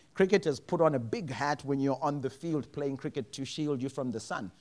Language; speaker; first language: English; non-native, local second language; Shona